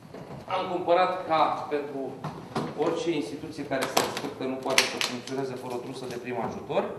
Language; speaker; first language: Romanian; native; Romanian